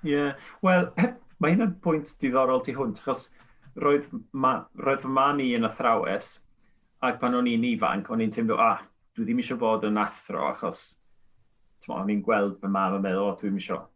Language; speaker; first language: Welsh; non-native, fluent; Spanish